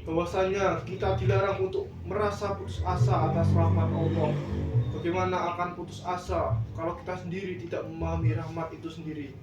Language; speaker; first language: Indonesian; native; Indonesian